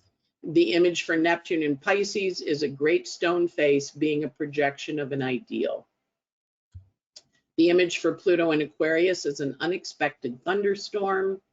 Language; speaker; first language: English; native; English